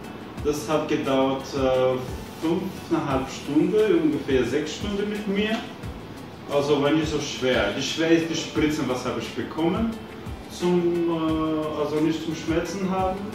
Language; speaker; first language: German; non-native, learner; Bulgarian